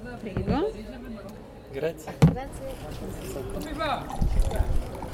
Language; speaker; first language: Italian; non-native, learner; French